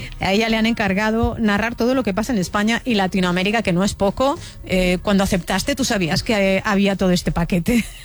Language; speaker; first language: Spanish; native; Spanish